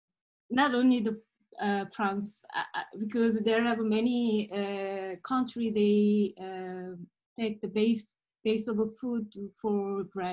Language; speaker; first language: English; non-native, learner; Korean